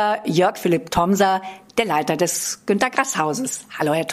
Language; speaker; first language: German; native; German